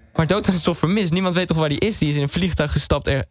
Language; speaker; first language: Dutch; native; Dutch